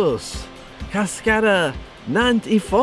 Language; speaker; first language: Spanish; non-native, learner; English